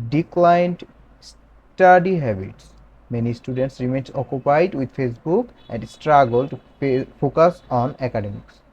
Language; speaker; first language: English; non-native, local second language; Bangla